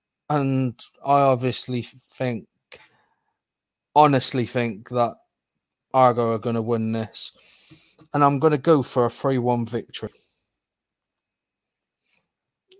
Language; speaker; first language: English; native; English